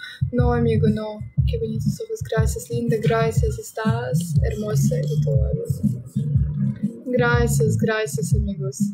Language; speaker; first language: Spanish; non-native, learner; Russian